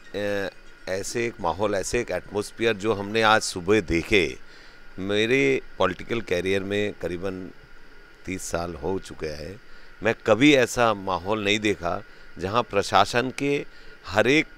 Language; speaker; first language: Hindi; native; Hindi